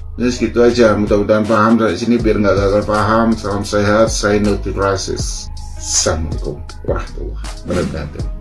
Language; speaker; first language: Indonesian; non-native, local second language; Javanese